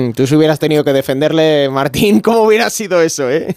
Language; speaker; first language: Spanish; native; Spanish